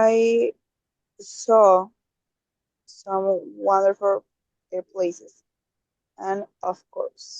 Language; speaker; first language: English; non-native, learner; Spanish